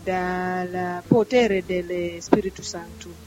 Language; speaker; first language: Italian; non-native, learner; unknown